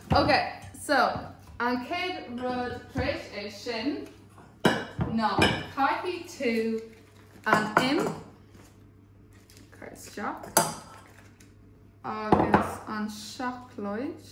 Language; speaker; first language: Irish; non-native, local second language; English